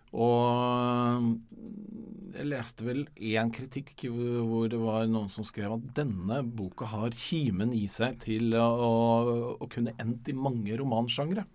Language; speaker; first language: Norwegian; native; Norwegian